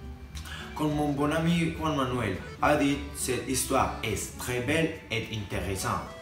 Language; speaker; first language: French; non-native, learner; Spanish